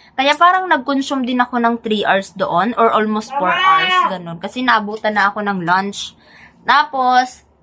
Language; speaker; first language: Filipino; native; Filipino